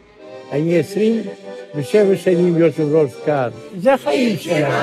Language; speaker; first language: Hebrew; non-native, fluent; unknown